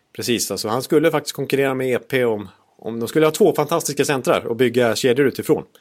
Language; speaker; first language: Swedish; native; Swedish